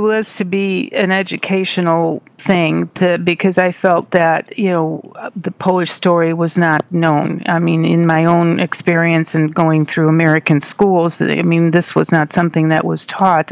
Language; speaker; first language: English; native; English